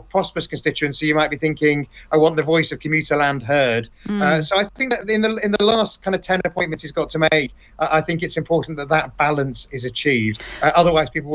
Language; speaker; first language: English; native; English